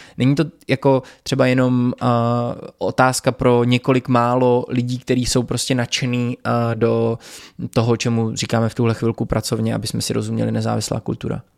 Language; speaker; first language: Czech; native; Czech